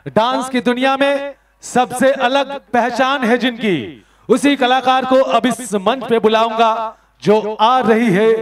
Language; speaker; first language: Hindi; non-native, local second language; Bangla